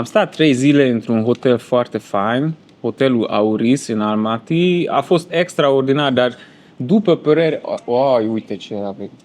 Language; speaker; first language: Romanian; non-native, fluent; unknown